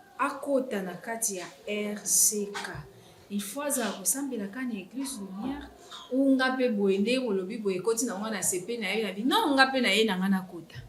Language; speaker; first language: Lingala; non-native, local second language; Kongo